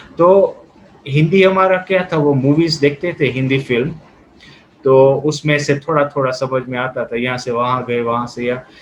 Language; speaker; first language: Hindi; non-native, fluent; Gujarati